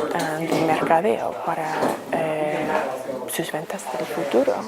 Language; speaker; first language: Spanish; non-native, fluent; English